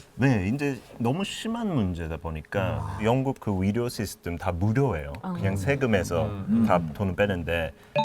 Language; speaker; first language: Korean; non-native, fluent; English